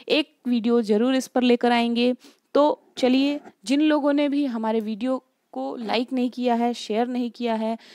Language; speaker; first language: Hindi; native; Hindi